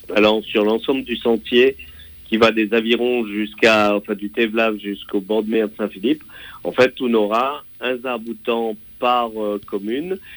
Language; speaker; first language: French; non-native, local second language; Réunion Creole French